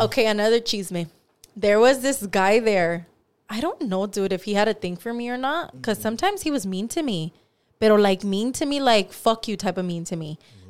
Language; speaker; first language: English; early bilingual, other home language; Spanish